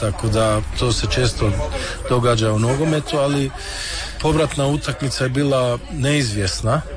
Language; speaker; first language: Serbian; early bilingual, heritage; Croatian